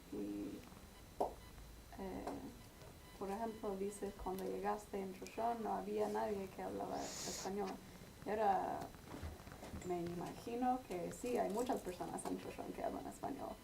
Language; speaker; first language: Spanish; non-native, fluent; English